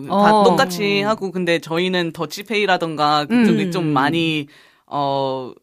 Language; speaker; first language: Korean; non-native, fluent; English